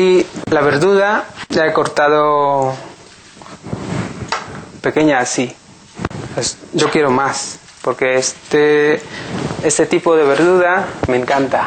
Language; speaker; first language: Spanish; non-native, learner; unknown